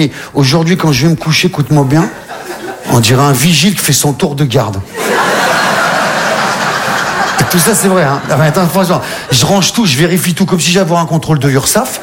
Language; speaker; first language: French; native; French